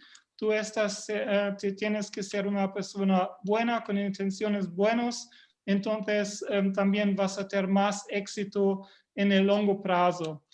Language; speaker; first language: Spanish; non-native, fluent; German